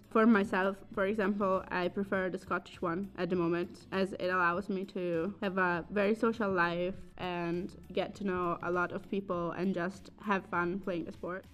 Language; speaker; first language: English; non-native, fluent; Italian